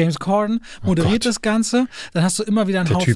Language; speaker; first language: German; native; German